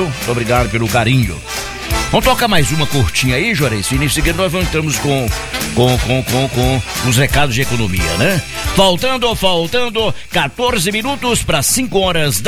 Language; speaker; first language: Portuguese; native; Portuguese